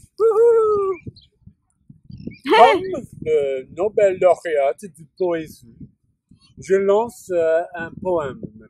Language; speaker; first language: French; non-native, learner; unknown